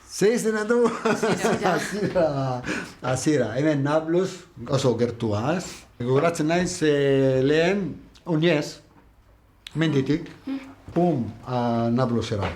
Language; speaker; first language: Basque; non-native, learner; Arabic